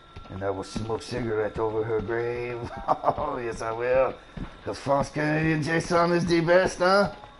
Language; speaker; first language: English; native; English